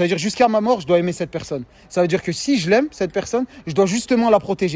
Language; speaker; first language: French; native; French